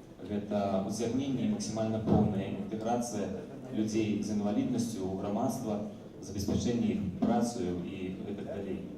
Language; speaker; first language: Belarusian; non-native, local second language; Russian